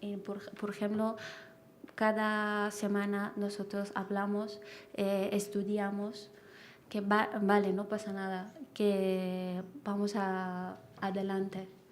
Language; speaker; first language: Spanish; non-native, learner; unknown